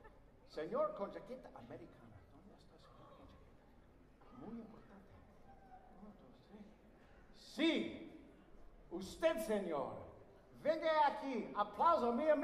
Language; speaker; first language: Spanish; non-native, learner; English